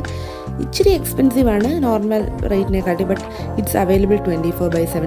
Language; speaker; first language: Malayalam; native; Malayalam